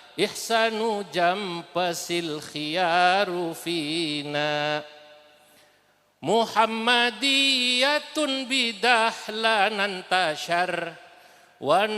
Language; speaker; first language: Arabic; non-native, fluent; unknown